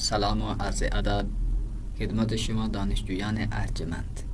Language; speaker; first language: Persian; non-native, fluent; Urdu